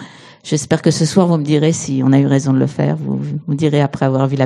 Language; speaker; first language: French; native; French